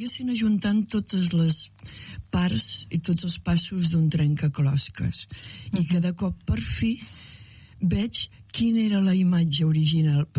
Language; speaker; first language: Catalan; native; Catalan